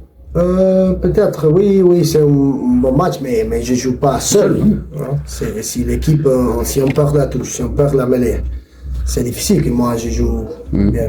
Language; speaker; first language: French; non-native, learner; Spanish